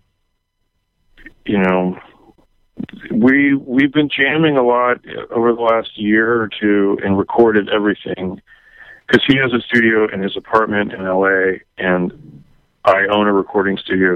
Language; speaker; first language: English; native; English